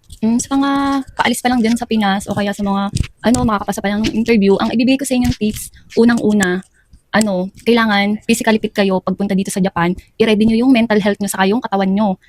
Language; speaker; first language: Filipino; native; Filipino